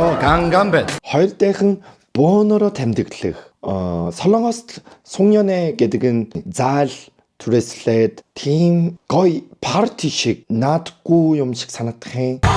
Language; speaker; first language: Mongolian; non-native, fluent; Korean